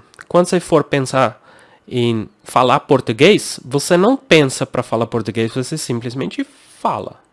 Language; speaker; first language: Portuguese; non-native, fluent; English